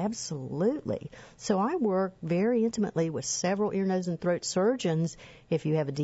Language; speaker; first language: English; native; English